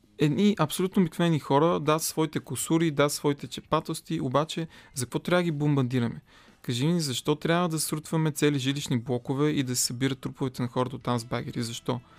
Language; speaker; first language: Bulgarian; native; Bulgarian